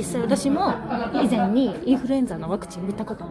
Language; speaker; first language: Japanese; native; Japanese